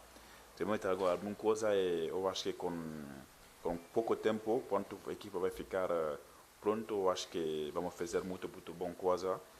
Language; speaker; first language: Portuguese; non-native, learner; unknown